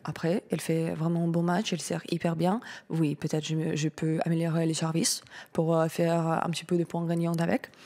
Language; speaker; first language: French; non-native, learner; Russian